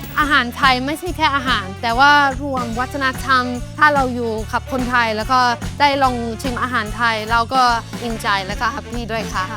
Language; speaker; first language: Thai; non-native, fluent; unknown